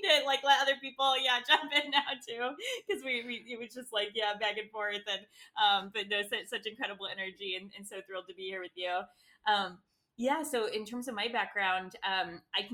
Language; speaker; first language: English; native; English